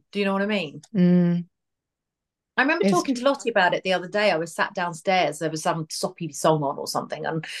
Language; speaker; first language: English; native; English